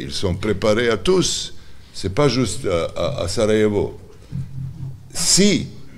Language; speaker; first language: French; non-native, learner; Serbian